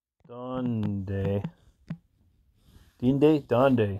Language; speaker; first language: Spanish; non-native, learner; English